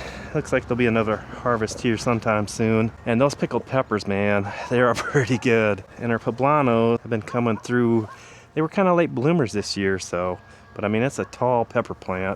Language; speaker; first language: English; native; English